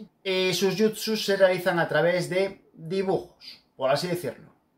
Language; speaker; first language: Spanish; native; Spanish